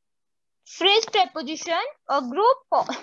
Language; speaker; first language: English; non-native, local second language; Hindi